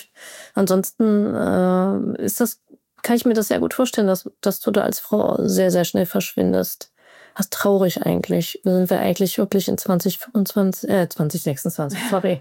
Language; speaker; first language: German; native; German